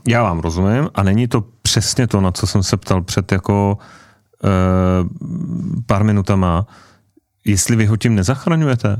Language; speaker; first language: Czech; native; Czech